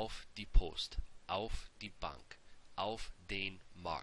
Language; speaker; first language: German; non-native, fluent; English